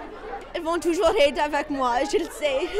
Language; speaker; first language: French; non-native, local second language; English